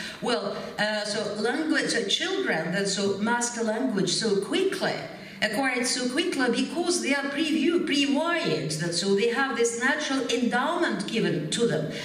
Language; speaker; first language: English; non-native, fluent; Ukrainian